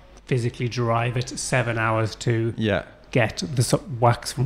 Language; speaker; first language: English; native; English